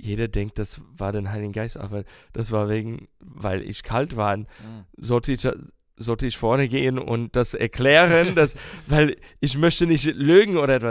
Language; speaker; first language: German; non-native, fluent; English